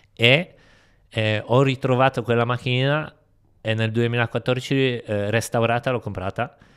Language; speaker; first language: Italian; non-native, fluent; Polish